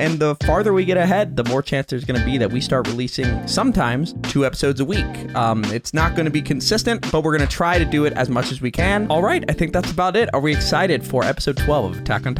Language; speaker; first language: English; native; English